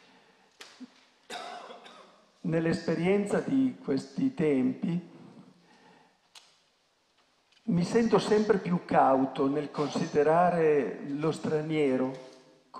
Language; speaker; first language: Italian; native; Italian